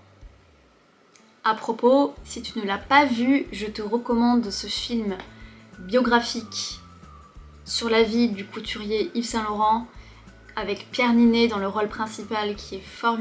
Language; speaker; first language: French; native; French